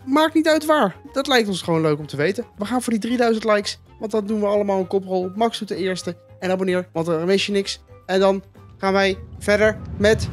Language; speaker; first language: Dutch; native; Dutch